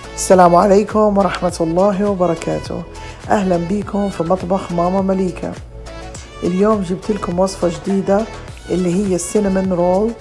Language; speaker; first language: Arabic; native; Arabic